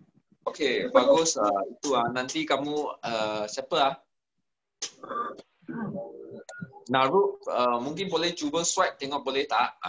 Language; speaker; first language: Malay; non-native, local second language; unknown